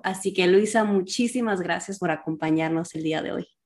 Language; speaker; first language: Spanish; early bilingual, heritage; Spanish